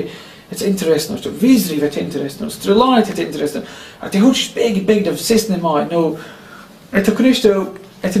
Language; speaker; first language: Russian; non-native, learner; English